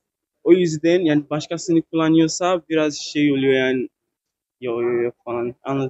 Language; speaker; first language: Turkish; non-native, learner; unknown